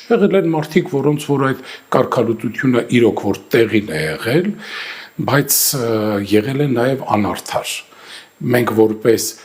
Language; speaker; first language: Armenian; native; Armenian